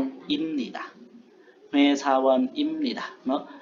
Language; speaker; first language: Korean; non-native, fluent; Lao